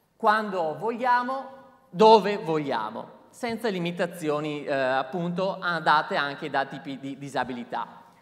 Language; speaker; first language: Italian; native; Italian